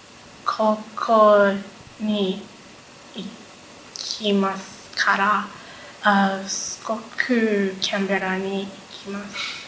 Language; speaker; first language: Japanese; non-native, learner; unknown